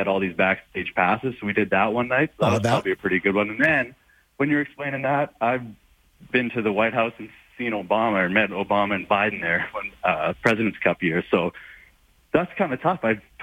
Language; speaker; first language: English; native; English